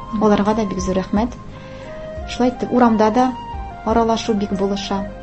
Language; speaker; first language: Tatar; non-native, local second language; Russian